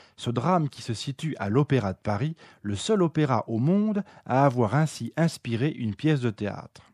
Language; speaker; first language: French; native; French